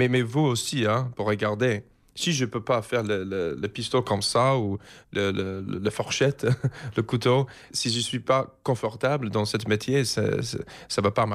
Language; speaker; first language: French; non-native, learner; English